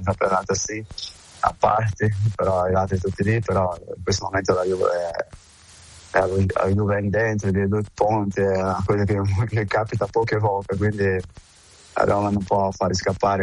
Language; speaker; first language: Italian; non-native, fluent; Portuguese